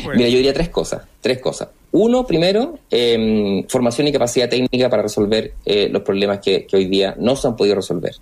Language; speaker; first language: Spanish; native; Spanish